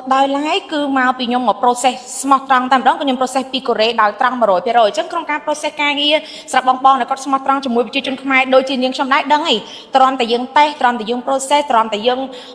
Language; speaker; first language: Khmer; native; Khmer